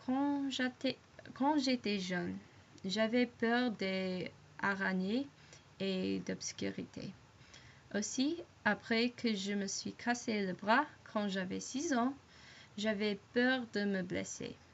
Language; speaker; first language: French; non-native, learner; English